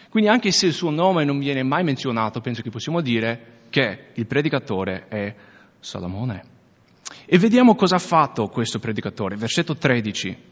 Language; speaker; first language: Italian; non-native, fluent; English